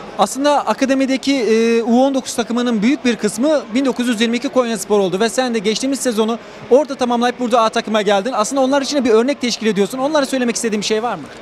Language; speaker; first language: Turkish; native; Turkish